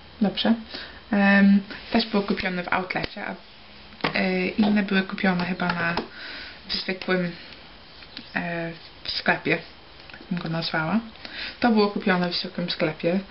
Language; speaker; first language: Polish; early bilingual, heritage; Polish